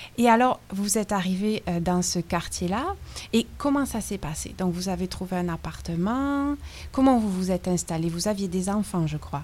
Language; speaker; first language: French; native; French